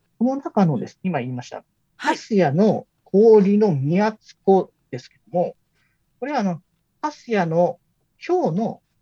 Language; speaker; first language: Japanese; native; Japanese